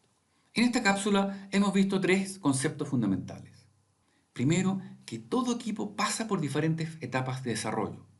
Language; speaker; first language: Spanish; native; Spanish